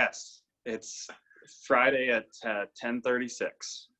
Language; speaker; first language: English; native; English